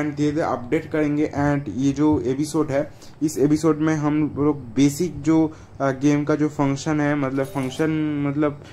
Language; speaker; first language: Hindi; non-native, local second language; Bangla